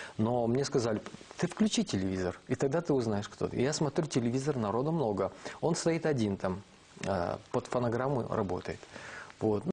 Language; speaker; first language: Russian; non-native, local second language; Kazakh